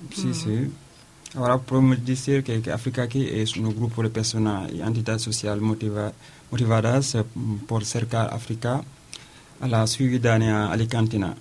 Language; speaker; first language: Spanish; non-native, learner; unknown